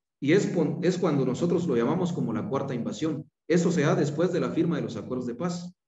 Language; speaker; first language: Spanish; non-native, local second language; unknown